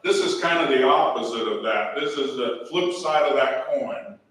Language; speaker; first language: English; native; English